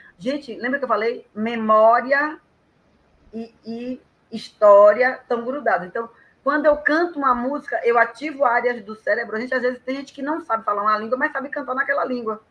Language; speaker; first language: Portuguese; native; Portuguese